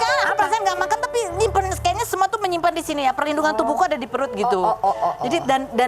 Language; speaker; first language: Indonesian; native; Indonesian